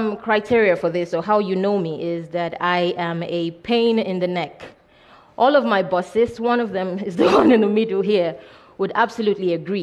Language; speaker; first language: English; non-native, local second language; Igbo